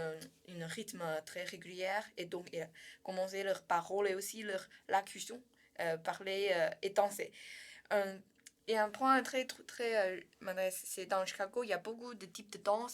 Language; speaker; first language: French; non-native, learner; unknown